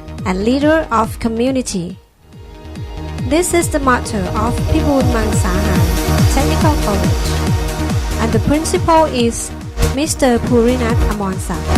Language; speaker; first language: English; non-native, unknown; Thai